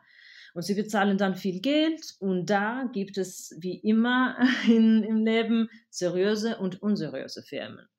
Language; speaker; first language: German; non-native, fluent; Spanish